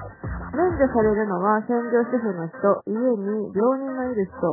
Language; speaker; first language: Japanese; native; Japanese